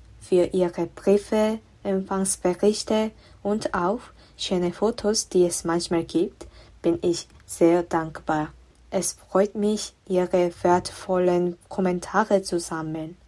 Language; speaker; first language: German; non-native, fluent; Korean